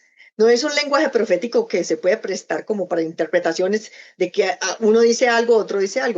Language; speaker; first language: Spanish; native; Spanish